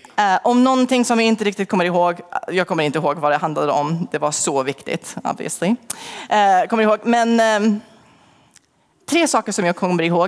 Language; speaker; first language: Swedish; non-native, fluent; English